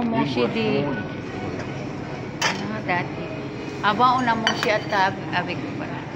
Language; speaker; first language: French; non-native, learner; Filipino